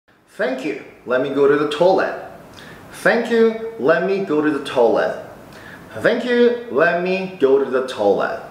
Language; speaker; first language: English; non-native, fluent; Korean